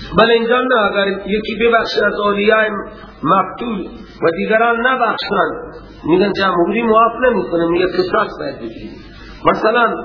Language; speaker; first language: Persian; native; Persian